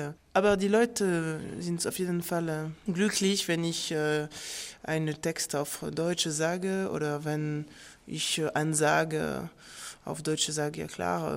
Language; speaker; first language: German; non-native, fluent; French